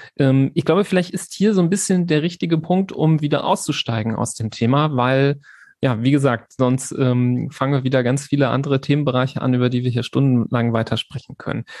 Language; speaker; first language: German; native; German